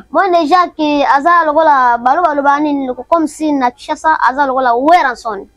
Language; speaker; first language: Lingala; non-native, local second language; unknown